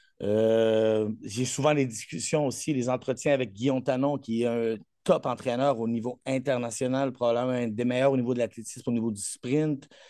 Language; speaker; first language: French; non-native, fluent; Spanish